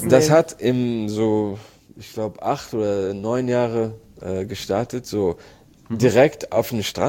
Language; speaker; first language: German; non-native, learner; Arabic